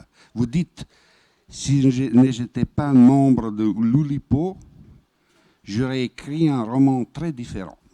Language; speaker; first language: French; non-native, fluent; Bosnian